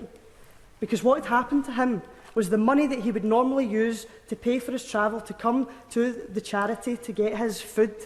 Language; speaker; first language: English; native; English